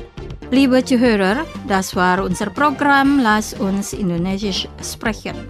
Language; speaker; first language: German; non-native, fluent; Indonesian